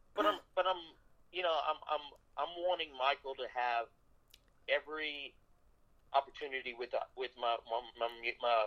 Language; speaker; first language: English; native; English